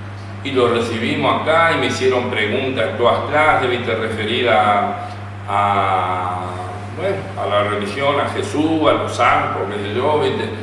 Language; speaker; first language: Spanish; native; Spanish